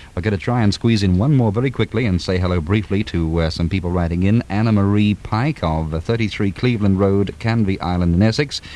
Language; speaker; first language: English; native; English